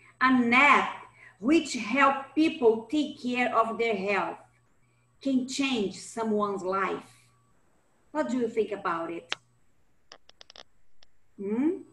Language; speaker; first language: English; non-native, fluent; Portuguese